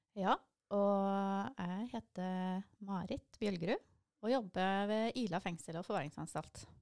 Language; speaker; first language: Norwegian; native; Norwegian